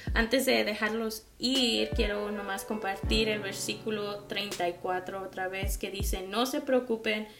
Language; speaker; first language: Spanish; early bilingual, heritage; Spanish